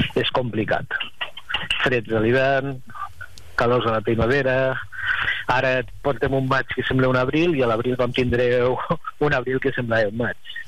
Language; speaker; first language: Catalan; native; Catalan